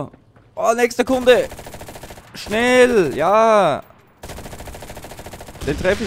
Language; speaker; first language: German; native; German